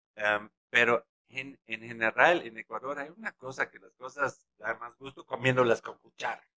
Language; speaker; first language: Spanish; non-native, fluent; German